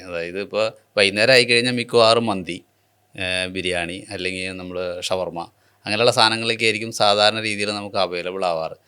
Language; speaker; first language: Malayalam; native; Malayalam